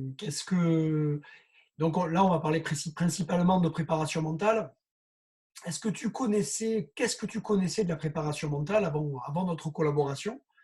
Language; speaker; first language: French; native; French